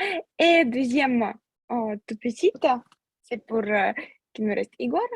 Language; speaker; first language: French; non-native, fluent; Russian